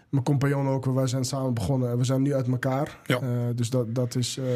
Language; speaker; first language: Dutch; early bilingual, other home language; Arabic